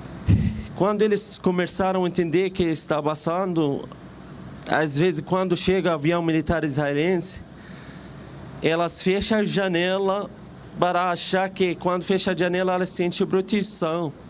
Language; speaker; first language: Portuguese; non-native, fluent; Arabic